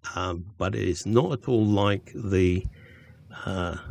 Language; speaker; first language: English; native; English